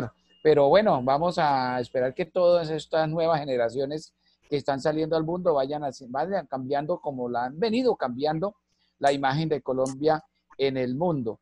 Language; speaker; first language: Spanish; native; Spanish